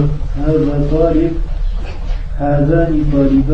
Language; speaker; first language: Arabic; non-native, learner; French